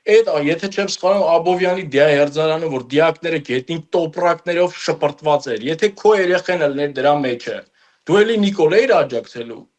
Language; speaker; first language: Armenian; native; Armenian